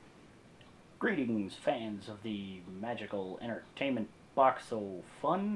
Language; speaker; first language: English; native; English